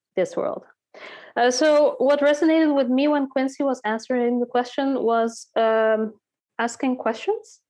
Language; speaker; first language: English; early bilingual, heritage; Dutch